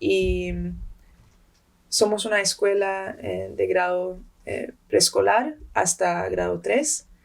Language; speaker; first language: Spanish; early bilingual, heritage; Spanish